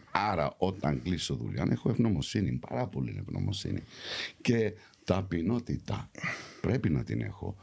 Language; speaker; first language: Greek; early bilingual, heritage; Greek